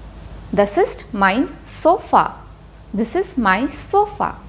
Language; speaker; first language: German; non-native, fluent; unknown